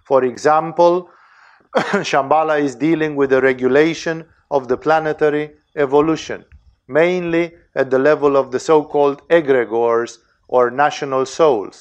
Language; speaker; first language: English; non-native, fluent; Romanian